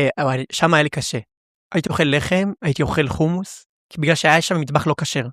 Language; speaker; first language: Hebrew; early bilingual, other home language; Russian